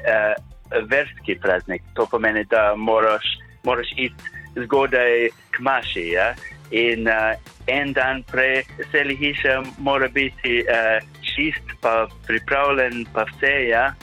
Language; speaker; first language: Slovenian; non-native, learner; English